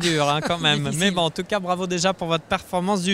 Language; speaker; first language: French; native; French